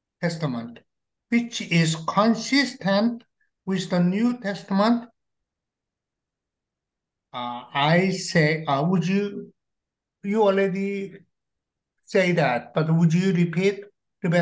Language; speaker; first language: English; non-native, learner; Korean